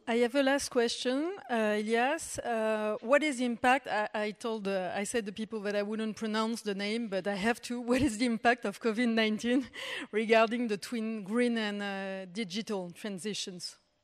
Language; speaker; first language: English; non-native, fluent; French